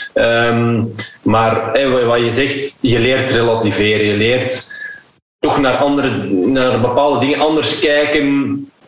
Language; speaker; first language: Dutch; native; Dutch